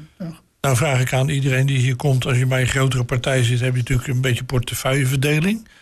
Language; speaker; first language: Dutch; native; Dutch